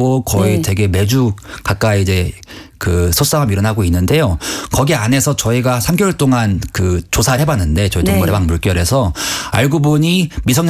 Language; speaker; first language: Korean; native; Korean